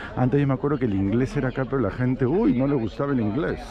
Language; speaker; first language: Spanish; native; Spanish